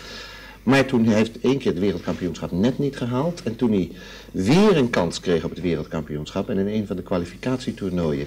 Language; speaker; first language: Dutch; native; Dutch